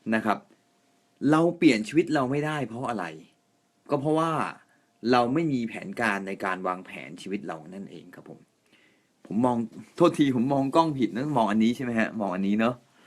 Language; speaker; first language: Thai; non-native, fluent; Japanese